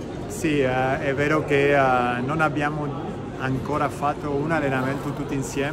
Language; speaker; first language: Italian; non-native, fluent; Spanish